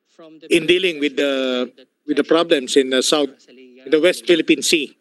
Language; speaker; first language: English; non-native, local second language; Filipino